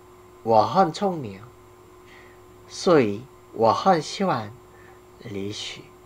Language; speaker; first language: Chinese; non-native, learner; Korean